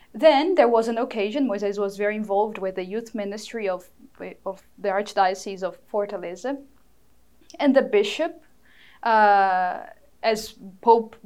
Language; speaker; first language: English; non-native, fluent; Portuguese